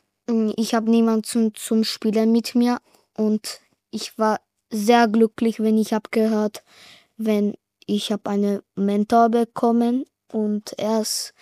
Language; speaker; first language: German; early bilingual, other home language; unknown